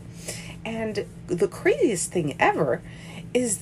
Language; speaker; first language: English; native; English